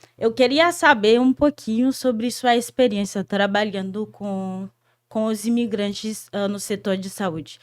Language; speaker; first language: Portuguese; non-native, fluent; Haitian Creole